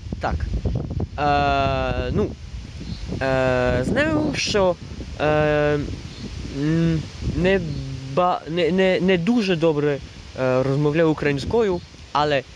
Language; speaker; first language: Ukrainian; non-native, learner; French